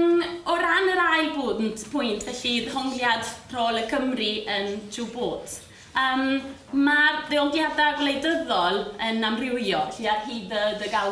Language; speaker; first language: Welsh; non-native, fluent; Spanish